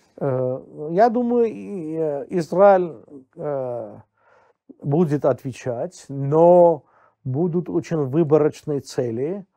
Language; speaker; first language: Russian; non-native, local second language; Armenian